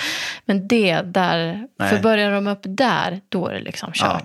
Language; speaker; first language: Swedish; native; Swedish